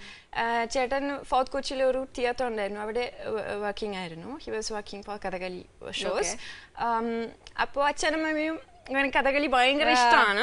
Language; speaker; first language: Malayalam; non-native, fluent; French